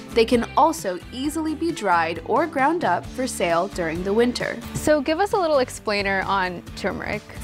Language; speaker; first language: English; native; English